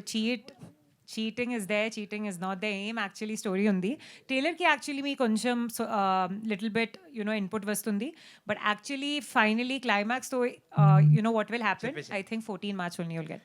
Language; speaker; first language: Telugu; non-native, learner; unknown